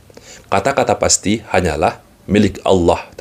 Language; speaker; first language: Indonesian; native; Indonesian